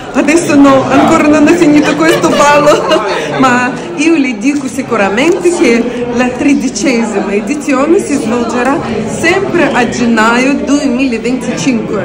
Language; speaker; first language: Italian; non-native, fluent; Russian